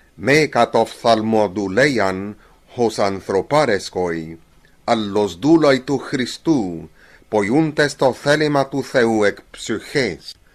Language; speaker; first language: Greek; non-native, learner; English